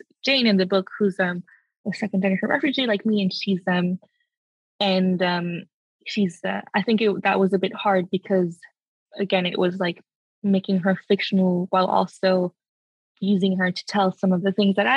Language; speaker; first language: English; early bilingual, other home language; French